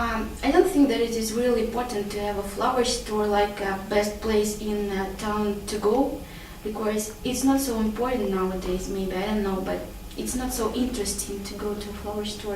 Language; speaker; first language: English; non-native, learner; Russian